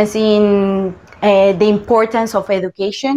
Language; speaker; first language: English; non-native, fluent; Spanish